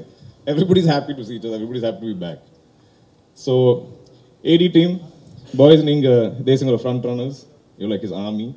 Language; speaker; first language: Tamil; non-native, fluent; Malayalam